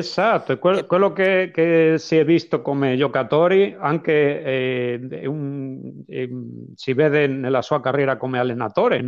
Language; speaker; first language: Italian; non-native, fluent; Spanish